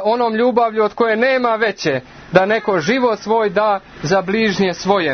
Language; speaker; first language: Croatian; native; Croatian